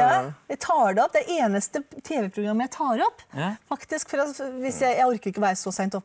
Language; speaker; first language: Norwegian; native; Norwegian